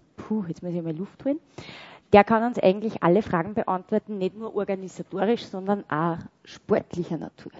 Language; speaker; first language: German; native; German